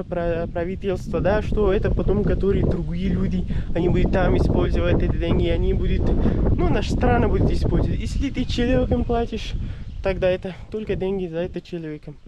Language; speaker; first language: Russian; non-native, learner; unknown